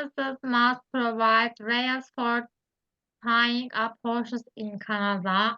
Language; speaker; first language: English; non-native, learner; Turkish